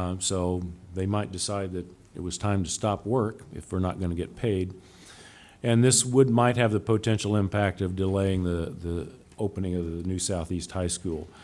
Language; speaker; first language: English; native; English